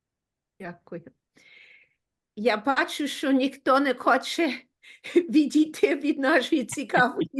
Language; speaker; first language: Ukrainian; early bilingual, heritage; Ukrainian